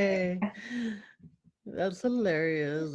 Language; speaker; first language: English; early bilingual, other home language; Spanish